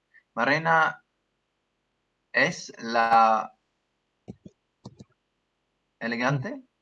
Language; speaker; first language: Spanish; non-native, learner; English